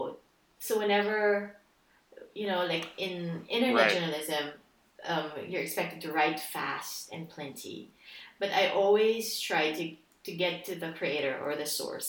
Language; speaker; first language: English; non-native, local second language; Filipino